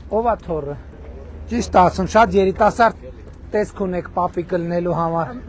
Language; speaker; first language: Armenian; native; Armenian